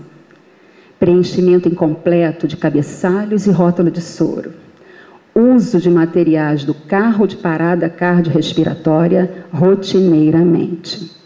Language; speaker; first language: Portuguese; native; Portuguese